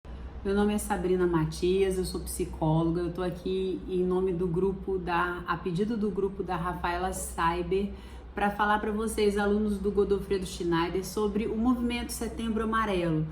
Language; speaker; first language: Portuguese; native; Portuguese